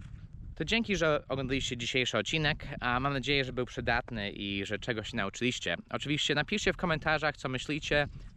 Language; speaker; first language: Polish; non-native, fluent; English